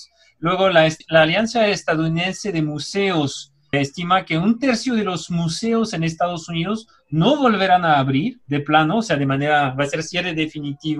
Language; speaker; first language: Spanish; native; Spanish